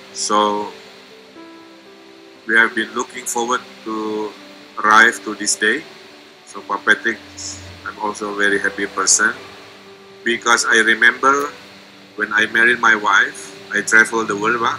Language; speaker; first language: English; non-native, fluent; Indonesian